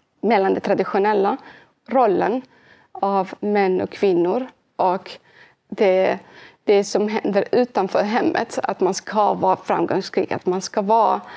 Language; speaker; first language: Swedish; early bilingual, other home language; Arabic